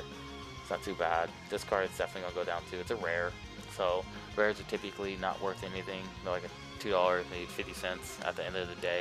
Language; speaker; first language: English; native; English